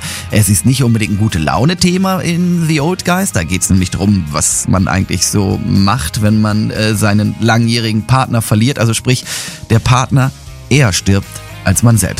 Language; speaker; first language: German; native; German